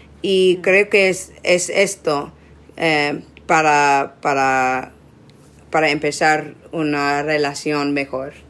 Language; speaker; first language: Spanish; non-native, learner; English